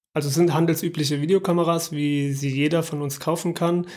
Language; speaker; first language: German; native; German